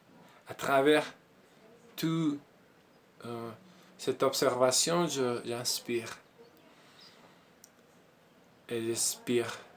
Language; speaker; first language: French; non-native, learner; Spanish